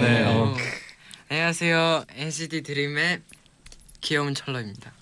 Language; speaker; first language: Korean; non-native, learner; Chinese